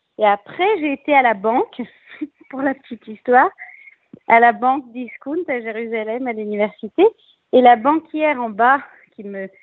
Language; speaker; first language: French; native; French